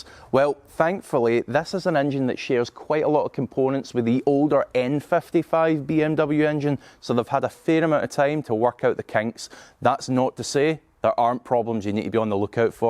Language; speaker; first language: English; native; English